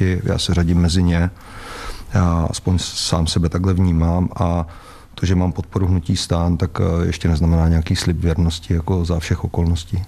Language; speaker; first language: Czech; native; Czech